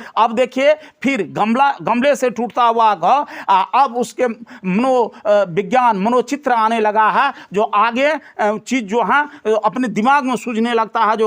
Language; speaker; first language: Hindi; native; Hindi